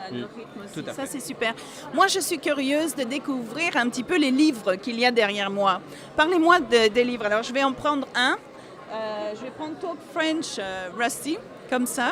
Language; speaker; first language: French; non-native, fluent; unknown